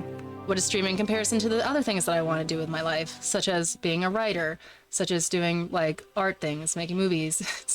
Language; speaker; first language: English; native; English